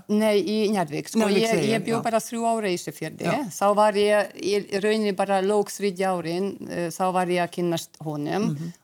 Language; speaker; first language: Icelandic; non-native, fluent; Hungarian